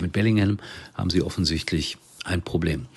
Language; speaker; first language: German; native; German